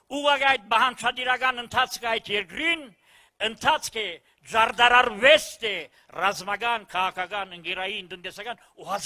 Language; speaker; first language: Armenian; early bilingual, heritage; Armenian